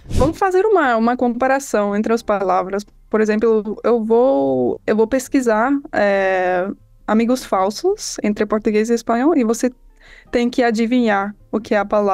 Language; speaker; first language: Portuguese; non-native, fluent; English